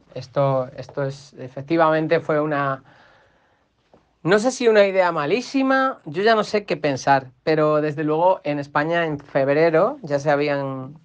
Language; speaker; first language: Spanish; native; Spanish